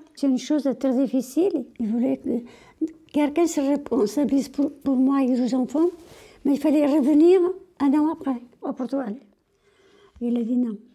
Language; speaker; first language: French; non-native, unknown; Portuguese